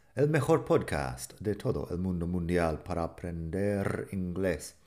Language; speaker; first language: Spanish; non-native, fluent; English